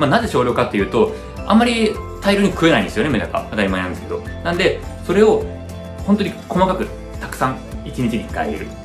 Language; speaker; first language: Japanese; early bilingual, heritage; Japanese